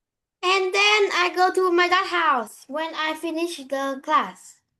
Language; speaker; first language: English; non-native, learner; Vietnamese